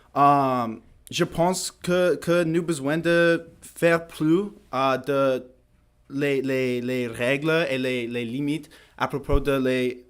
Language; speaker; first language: French; non-native, learner; English